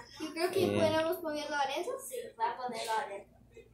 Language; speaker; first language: Spanish; early bilingual, heritage; Spanish